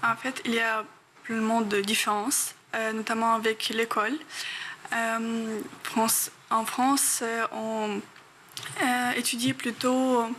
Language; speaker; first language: French; non-native, fluent; Ukrainian